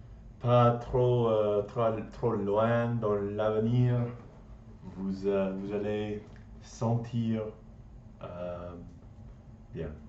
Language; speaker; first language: French; non-native, learner; English